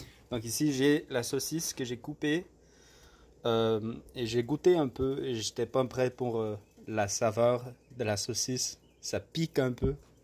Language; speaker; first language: French; non-native, fluent; English